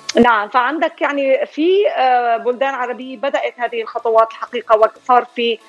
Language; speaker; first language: Arabic; native; Arabic